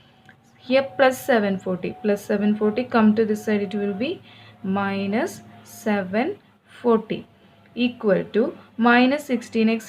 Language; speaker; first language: English; non-native, local second language; Malayalam